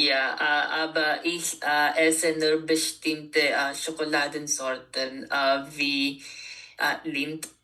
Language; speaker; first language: German; non-native, learner; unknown